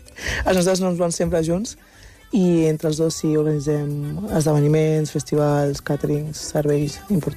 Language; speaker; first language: Catalan; early bilingual, other home language; Wolof